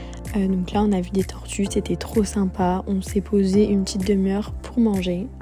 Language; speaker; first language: French; native; French